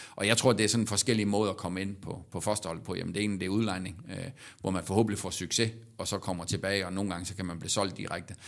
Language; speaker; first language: Danish; native; Danish